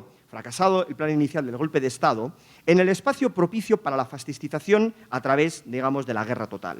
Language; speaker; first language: Spanish; native; Spanish